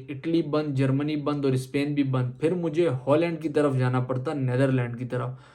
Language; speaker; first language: Urdu; native; Urdu